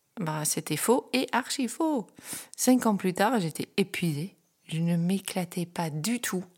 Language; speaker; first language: French; non-native, fluent; Dutch